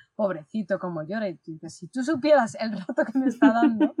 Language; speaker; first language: Spanish; native; Spanish